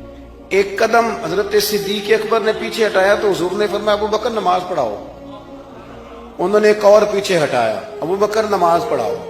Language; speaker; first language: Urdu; non-native, local second language; Punjabi